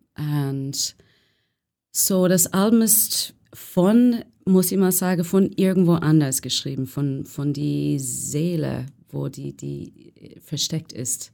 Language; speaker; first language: German; non-native, learner; English